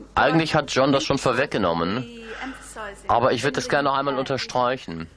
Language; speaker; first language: German; non-native, fluent; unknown